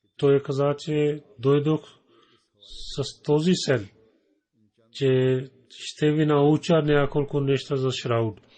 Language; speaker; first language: Bulgarian; non-native, fluent; Urdu